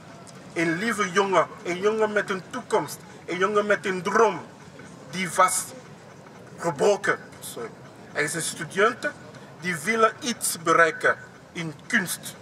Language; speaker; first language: Dutch; non-native, learner; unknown